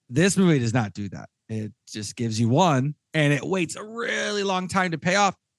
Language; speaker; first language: English; native; English